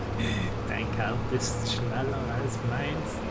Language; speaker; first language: German; native; German